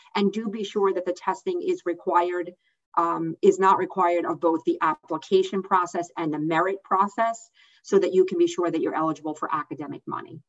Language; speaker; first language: English; native; English